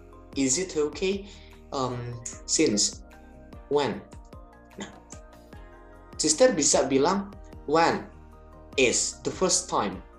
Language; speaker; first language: English; non-native, learner; Indonesian